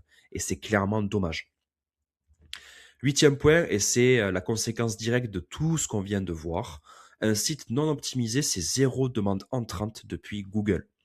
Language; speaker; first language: French; native; French